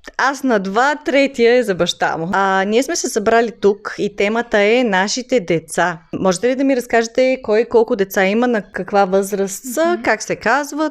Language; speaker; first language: Bulgarian; native; Bulgarian